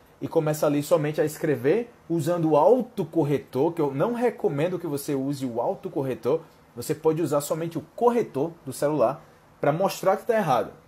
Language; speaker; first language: Portuguese; native; Portuguese